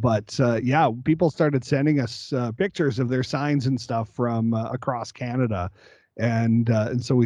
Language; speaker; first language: English; native; English